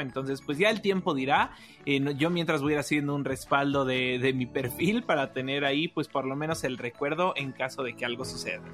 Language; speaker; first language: Spanish; native; Spanish